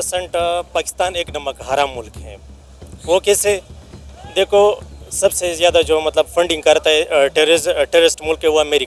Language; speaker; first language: Hindi; non-native, local second language; Pashto